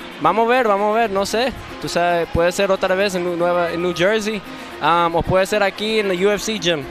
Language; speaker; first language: Spanish; early bilingual, heritage; English